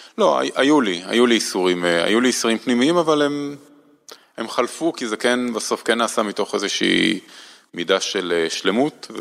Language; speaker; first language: Hebrew; native; Hebrew